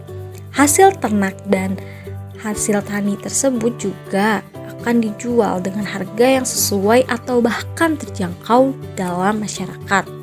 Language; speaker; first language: Indonesian; native; Indonesian